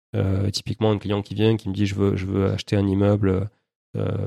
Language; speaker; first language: French; native; French